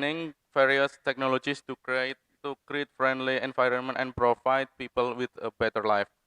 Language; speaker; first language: English; non-native, fluent; Indonesian